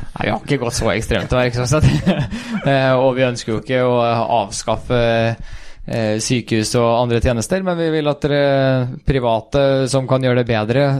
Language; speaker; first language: Norwegian; early bilingual, other home language; Swedish